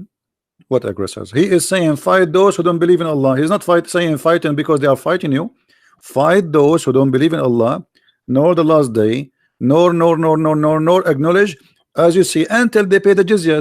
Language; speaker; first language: English; non-native, local second language; Arabic